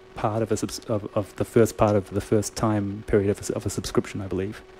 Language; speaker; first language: English; native; English